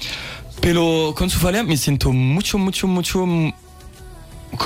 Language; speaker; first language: Spanish; non-native, learner; French